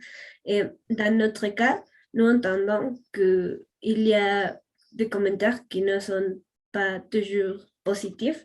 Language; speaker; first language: French; non-native, fluent; Spanish